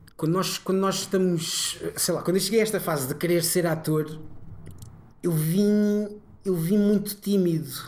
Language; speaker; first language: Portuguese; early bilingual, other home language; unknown